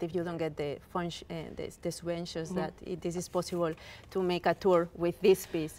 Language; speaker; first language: English; non-native, fluent; Spanish